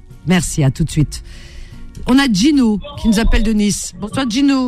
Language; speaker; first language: French; native; French